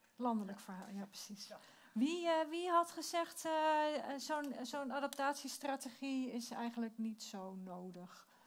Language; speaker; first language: Dutch; native; Dutch